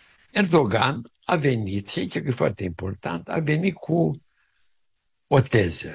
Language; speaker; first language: Romanian; native; Romanian